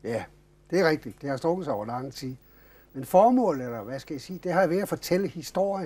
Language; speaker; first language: Danish; native; Danish